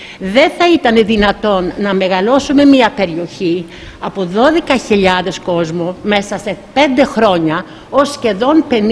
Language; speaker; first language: Greek; native; Greek